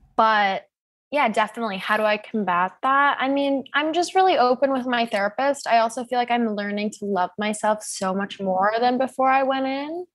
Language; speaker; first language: English; native; English